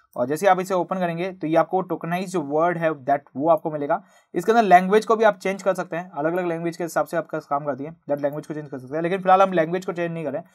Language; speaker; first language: Hindi; native; Hindi